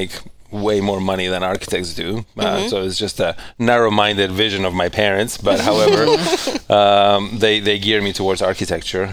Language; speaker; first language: English; non-native, fluent; Spanish